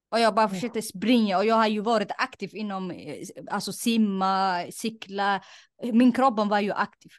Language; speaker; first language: Swedish; non-native, fluent; Somali